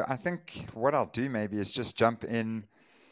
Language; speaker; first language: English; native; English